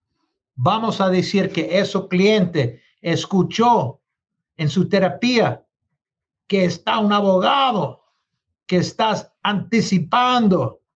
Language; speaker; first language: Spanish; non-native, learner; English